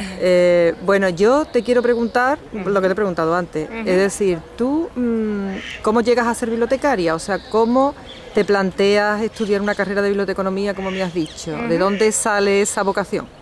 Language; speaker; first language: Spanish; native; Spanish